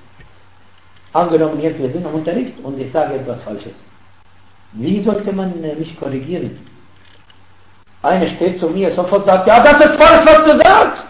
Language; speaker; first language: German; non-native, fluent; Arabic